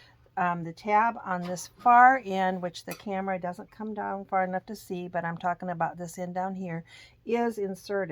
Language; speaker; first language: English; native; English